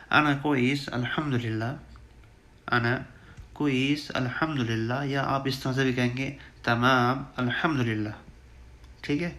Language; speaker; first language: Urdu; native; Urdu